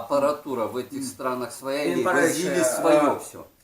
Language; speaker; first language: Russian; native; Russian